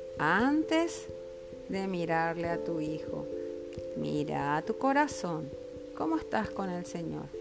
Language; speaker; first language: Spanish; native; Spanish